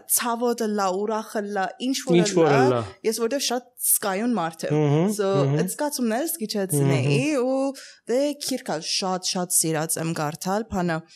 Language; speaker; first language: Armenian; early bilingual, heritage; Armenian